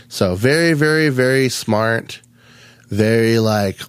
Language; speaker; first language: English; native; English